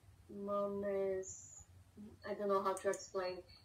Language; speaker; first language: English; non-native, learner; Portuguese